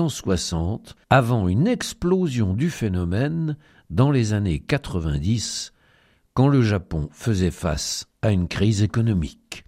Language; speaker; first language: French; native; French